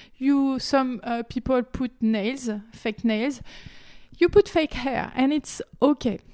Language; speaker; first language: English; non-native, learner; French